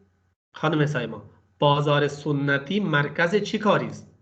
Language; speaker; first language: Persian; non-native, fluent; Urdu